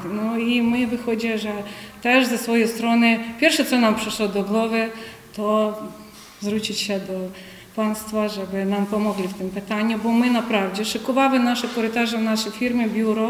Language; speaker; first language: Polish; non-native, fluent; Ukrainian